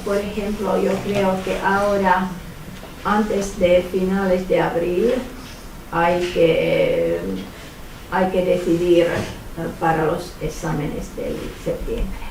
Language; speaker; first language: Spanish; non-native, fluent; Finnish